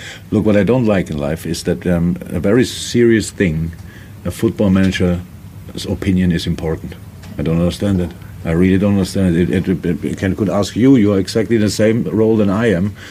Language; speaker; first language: English; non-native, fluent; German